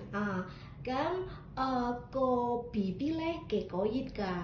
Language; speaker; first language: Cantonese; native; Cantonese